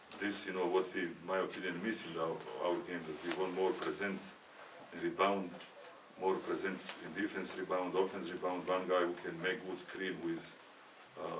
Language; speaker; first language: English; non-native, learner; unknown